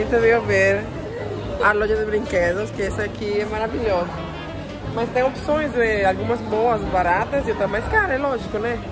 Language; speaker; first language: Portuguese; non-native, fluent; Spanish